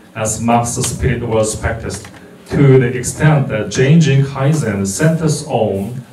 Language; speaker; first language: English; non-native, fluent; Korean